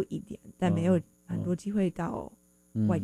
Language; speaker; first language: Chinese; non-native, fluent; English